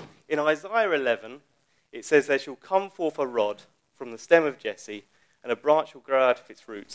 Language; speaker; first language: English; native; English